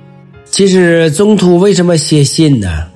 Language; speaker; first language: Chinese; native; Chinese